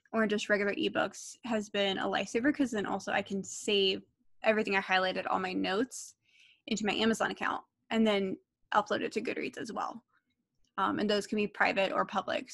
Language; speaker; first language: English; native; English